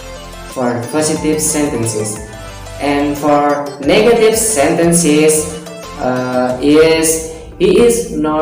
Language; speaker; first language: English; non-native, learner; Indonesian